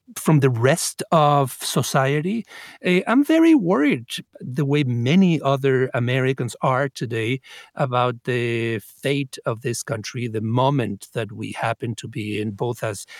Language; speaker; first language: English; non-native, fluent; Spanish